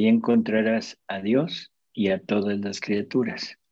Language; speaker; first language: Spanish; native; Spanish